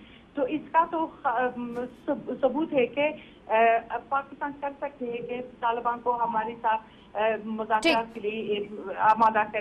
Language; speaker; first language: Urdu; non-native, fluent; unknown